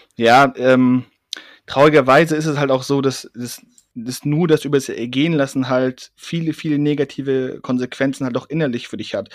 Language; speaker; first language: German; early bilingual, other home language; Persian